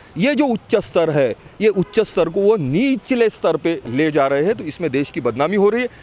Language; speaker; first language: Hindi; non-native, local second language; Marathi